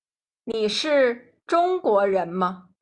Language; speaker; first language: Chinese; non-native, fluent; Nepali